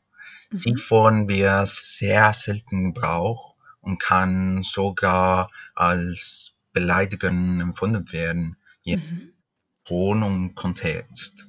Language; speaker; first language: German; non-native, fluent; Spanish